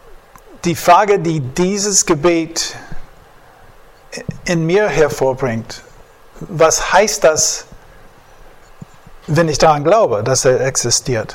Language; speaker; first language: German; non-native, fluent; English